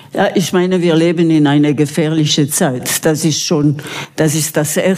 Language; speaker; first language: German; non-native, local second language; French